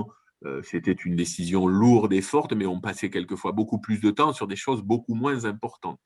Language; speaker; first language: French; native; French